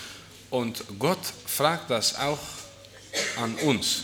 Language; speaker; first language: German; non-native, fluent; Dutch